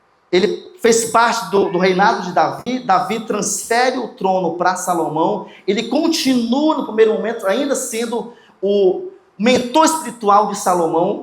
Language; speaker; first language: Portuguese; native; Portuguese